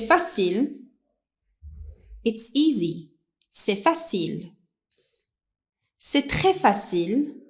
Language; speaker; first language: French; non-native, local second language; Arabic